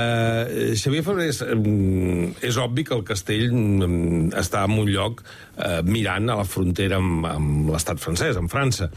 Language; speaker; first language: Catalan; native; Catalan